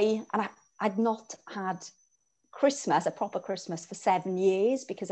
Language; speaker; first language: English; native; English